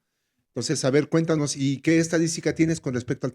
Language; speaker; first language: Spanish; native; Spanish